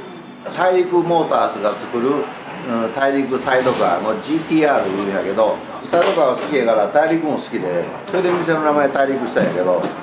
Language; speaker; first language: Japanese; native; Japanese